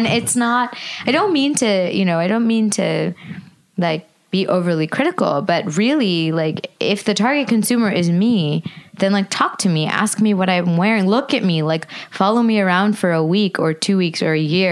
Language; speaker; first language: English; native; English